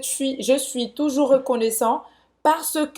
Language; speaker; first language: French; non-native, fluent; Portuguese